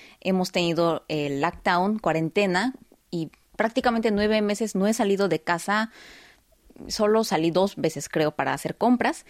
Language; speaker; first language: Spanish; early bilingual, heritage; Spanish